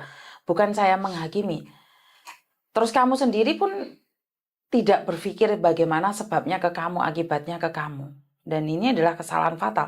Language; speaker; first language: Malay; non-native, local second language; Javanese